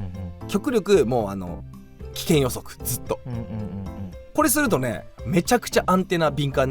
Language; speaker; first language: Japanese; native; Japanese